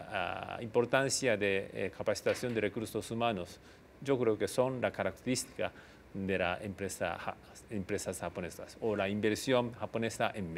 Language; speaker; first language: Spanish; non-native, fluent; Japanese